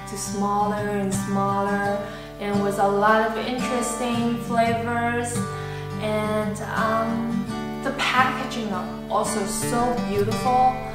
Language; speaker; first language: English; non-native, fluent; Chinese